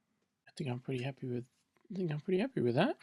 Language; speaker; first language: English; native; English